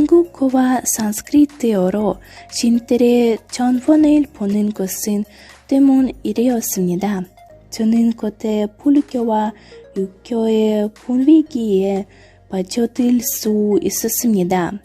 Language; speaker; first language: Korean; non-native, learner; Russian